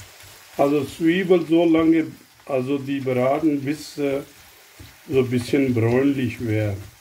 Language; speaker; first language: German; non-native, learner; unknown